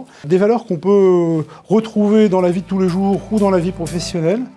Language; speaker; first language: French; native; French